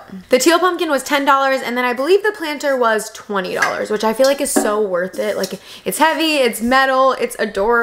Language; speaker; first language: English; native; English